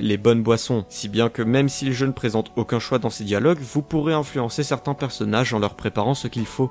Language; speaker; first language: French; native; French